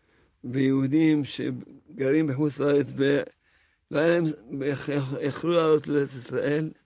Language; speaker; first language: Hebrew; non-native, fluent; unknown